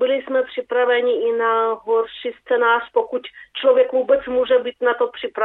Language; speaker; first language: Czech; early bilingual, heritage; Czech